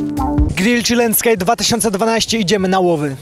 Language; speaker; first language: Polish; native; Polish